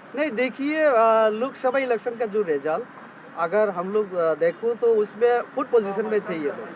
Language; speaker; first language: Hindi; non-native, local second language; Bangla